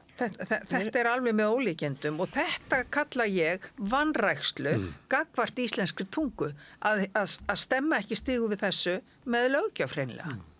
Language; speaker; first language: Icelandic; native; Icelandic